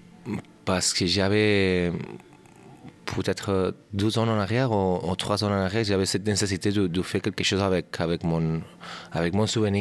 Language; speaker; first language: French; non-native, learner; Catalan